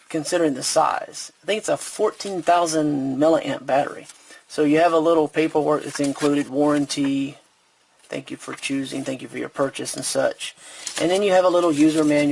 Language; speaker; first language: English; native; English